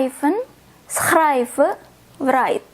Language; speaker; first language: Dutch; non-native, fluent; Indonesian